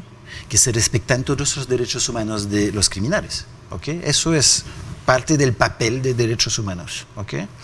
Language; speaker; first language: Spanish; non-native, fluent; French